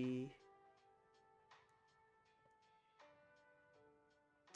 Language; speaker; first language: Korean; non-native, learner; English